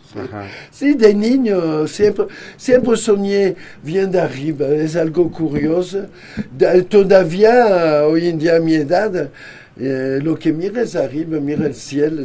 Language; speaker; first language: Spanish; non-native, fluent; French